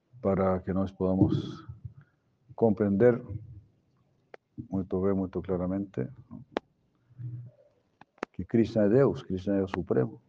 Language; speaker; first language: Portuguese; non-native, fluent; Spanish